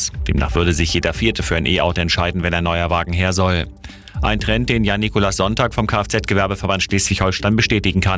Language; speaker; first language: German; native; German